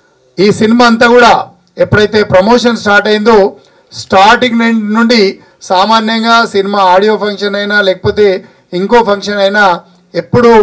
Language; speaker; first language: Telugu; native; Telugu